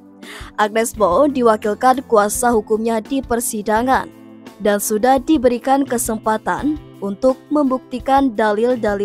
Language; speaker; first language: Indonesian; native; Indonesian